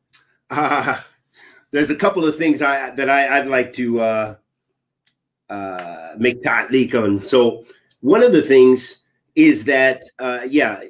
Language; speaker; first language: English; native; English